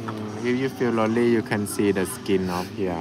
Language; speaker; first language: English; non-native, learner; Thai